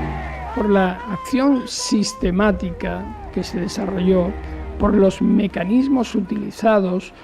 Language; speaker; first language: Spanish; native; Spanish